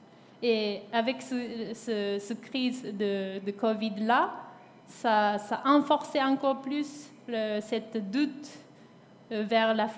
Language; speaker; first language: French; non-native, fluent; Japanese